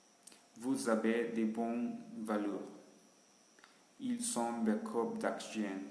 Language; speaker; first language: French; non-native, learner; Spanish